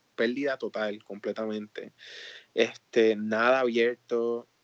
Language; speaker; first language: Spanish; native; Spanish